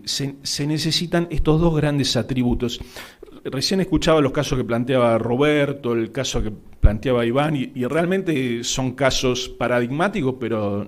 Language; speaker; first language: Spanish; native; Spanish